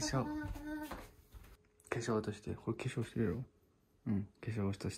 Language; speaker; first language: Japanese; native; Japanese